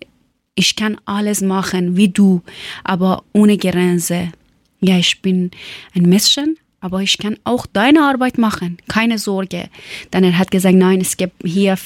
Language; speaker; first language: German; non-native, learner; Persian